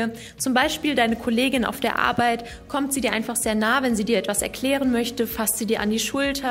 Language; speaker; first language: German; native; German